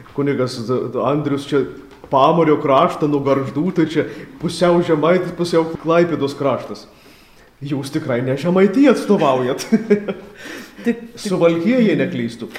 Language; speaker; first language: Lithuanian; native; Lithuanian